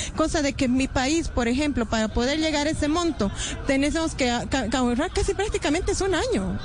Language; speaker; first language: Spanish; native; Spanish